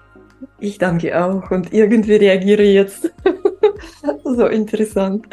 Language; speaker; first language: German; non-native, fluent; Russian